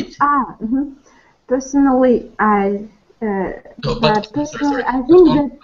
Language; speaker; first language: English; non-native, learner; Russian